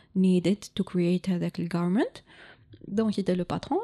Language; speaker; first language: French; non-native, local second language; Arabic